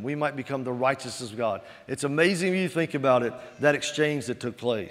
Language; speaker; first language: English; native; English